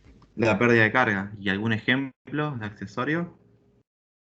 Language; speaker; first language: Spanish; native; Spanish